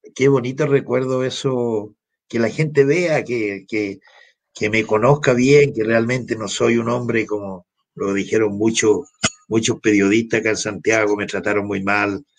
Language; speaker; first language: Spanish; native; Spanish